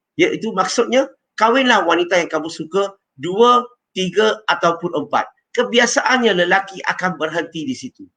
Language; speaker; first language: Malay; non-native, local second language; Chinese